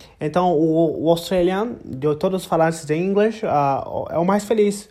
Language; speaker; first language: Portuguese; non-native, learner; English